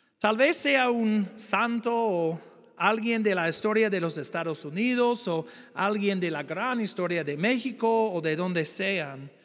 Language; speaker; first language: Spanish; non-native, fluent; English